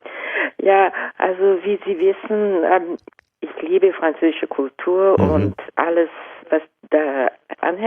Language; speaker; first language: German; non-native, fluent; Japanese